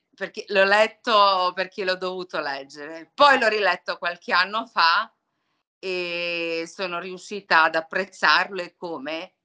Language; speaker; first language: Italian; non-native, fluent; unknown